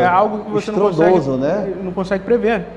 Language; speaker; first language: Portuguese; native; Portuguese